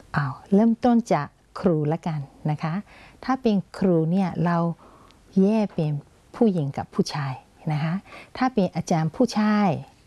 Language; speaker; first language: Thai; non-native, fluent; Burmese